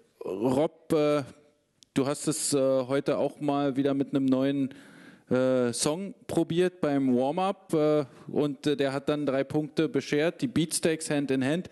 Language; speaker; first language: German; native; German